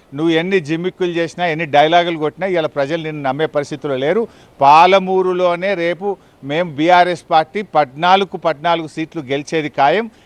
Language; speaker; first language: Telugu; native; Telugu